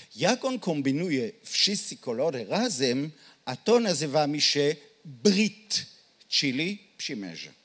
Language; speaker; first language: Polish; non-native, learner; Hebrew